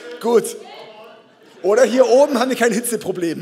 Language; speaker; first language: German; native; German